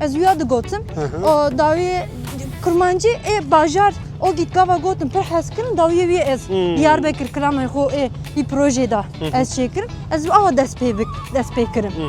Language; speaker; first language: Kurdish; non-native, local second language; Turkish